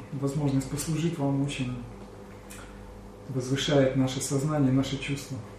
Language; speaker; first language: Russian; native; Russian